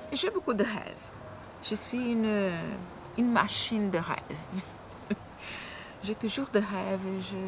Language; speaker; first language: French; non-native, fluent; Portuguese